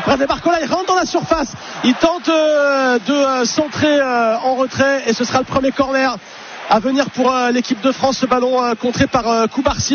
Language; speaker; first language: French; native; French